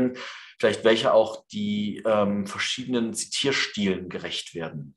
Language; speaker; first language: German; native; German